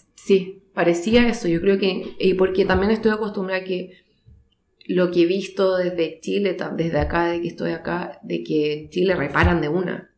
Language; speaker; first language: Spanish; native; Spanish